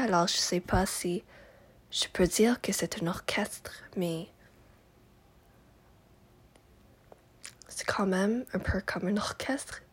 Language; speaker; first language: French; non-native, local second language; English